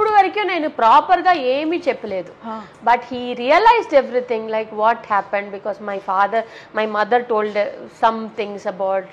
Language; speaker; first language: Telugu; non-native, local second language; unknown